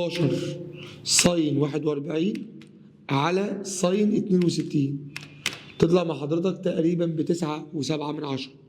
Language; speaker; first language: Arabic; native; Arabic